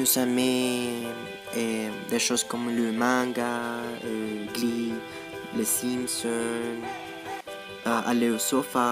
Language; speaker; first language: French; non-native, learner; Spanish